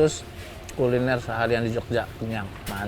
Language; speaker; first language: Indonesian; native; Indonesian